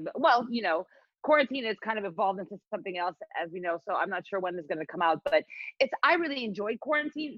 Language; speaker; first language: English; non-native, local second language; Filipino